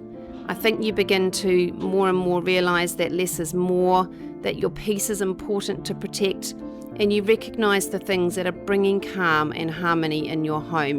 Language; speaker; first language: English; native; English